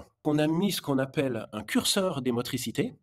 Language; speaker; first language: French; native; French